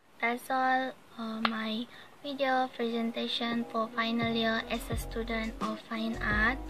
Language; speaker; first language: English; non-native, learner; Malay